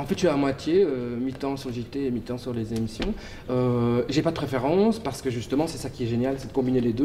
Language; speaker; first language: French; native; French